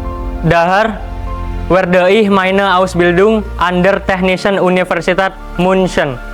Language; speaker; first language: German; non-native, learner; Indonesian